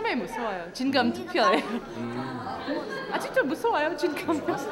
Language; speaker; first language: Korean; non-native, learner; English